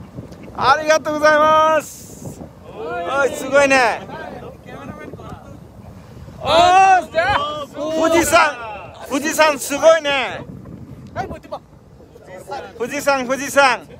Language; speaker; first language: Japanese; non-native, fluent; Bangla